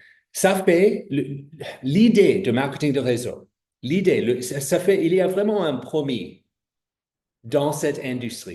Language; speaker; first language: French; non-native, fluent; English